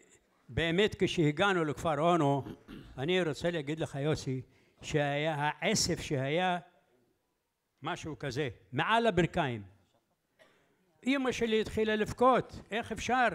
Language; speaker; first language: Hebrew; early bilingual, other home language; Arabic